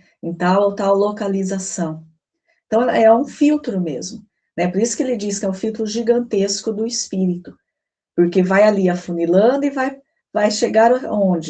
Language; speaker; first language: Portuguese; native; Portuguese